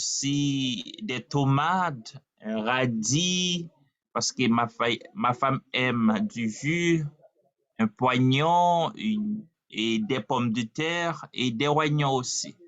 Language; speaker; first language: French; non-native, learner; Haitian Creole